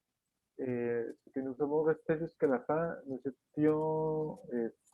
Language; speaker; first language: French; non-native, fluent; Spanish